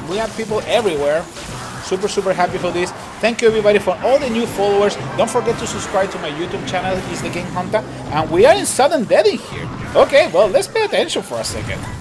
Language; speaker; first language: English; non-native, fluent; Spanish